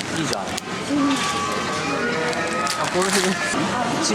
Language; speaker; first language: Japanese; native; Japanese